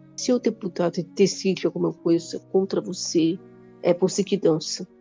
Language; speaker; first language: Portuguese; non-native, local second language; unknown